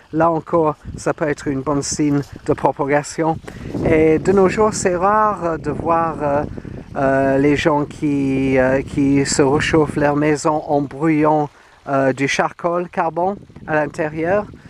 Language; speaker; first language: French; non-native, fluent; English